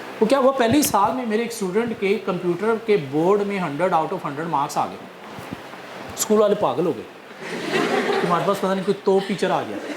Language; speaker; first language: Urdu; non-native, local second language; Punjabi